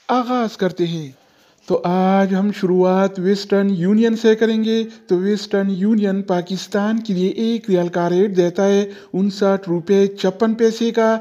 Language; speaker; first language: Urdu; non-native, local second language; Pashto